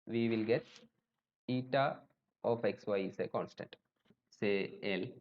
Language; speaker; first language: English; non-native, local second language; Malayalam